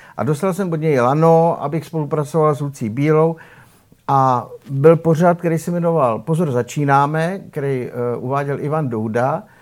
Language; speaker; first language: Czech; native; Czech